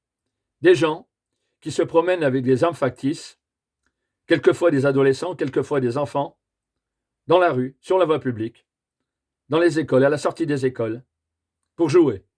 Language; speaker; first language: French; native; French